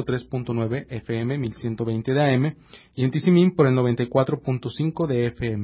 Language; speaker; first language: Spanish; native; Spanish